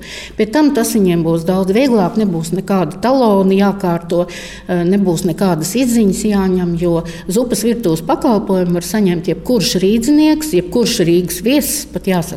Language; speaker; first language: Latvian; native; Latvian